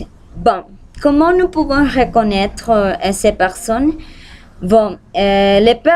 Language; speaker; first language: French; non-native, learner; Spanish